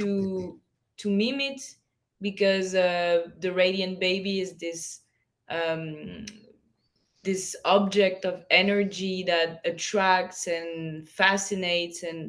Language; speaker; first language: English; non-native, fluent; French